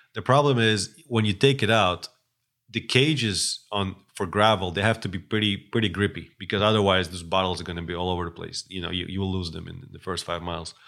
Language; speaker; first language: English; non-native, fluent; Russian